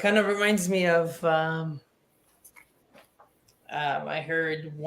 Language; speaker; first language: English; native; English